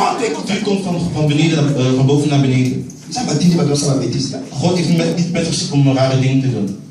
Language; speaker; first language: Dutch; non-native, learner; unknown